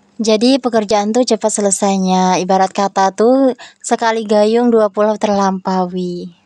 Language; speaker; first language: Indonesian; non-native, local second language; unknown